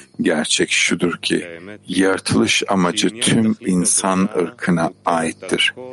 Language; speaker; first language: Turkish; native; Turkish